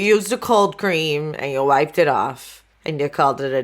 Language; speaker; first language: English; native; English